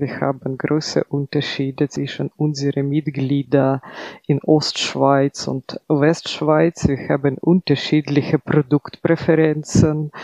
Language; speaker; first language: German; non-native, fluent; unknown